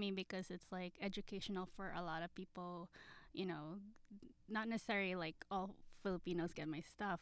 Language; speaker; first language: English; non-native, local second language; Filipino